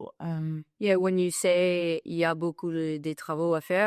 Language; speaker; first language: French; non-native, fluent; English